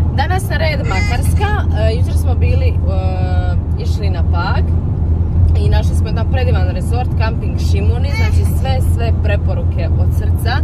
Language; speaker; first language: Serbian; early bilingual, heritage; Croatian